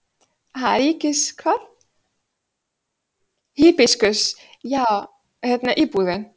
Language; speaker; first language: Icelandic; non-native, fluent; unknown